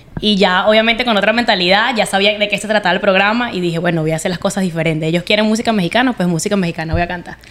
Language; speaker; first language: Spanish; native; Spanish